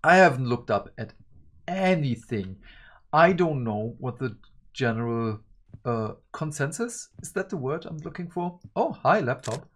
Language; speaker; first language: English; early bilingual, other home language; Turkish